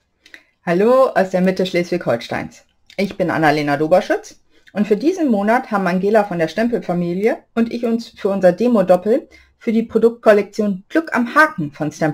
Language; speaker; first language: German; native; German